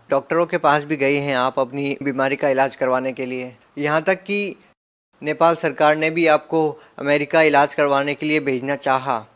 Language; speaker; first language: Hindi; native; Hindi